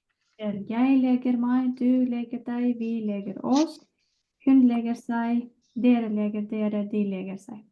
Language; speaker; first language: Norwegian; non-native, fluent; Lithuanian